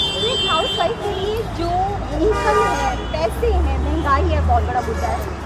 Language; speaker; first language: Hindi; native; Hindi